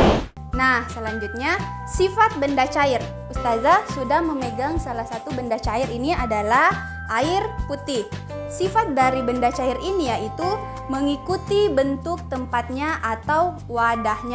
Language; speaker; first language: Indonesian; native; Indonesian